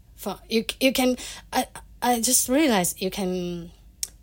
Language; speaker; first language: English; non-native, fluent; Chinese